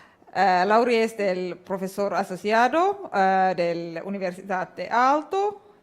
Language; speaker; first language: Spanish; non-native, fluent; Finnish